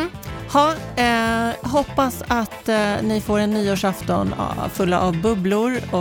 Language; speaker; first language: Swedish; native; Swedish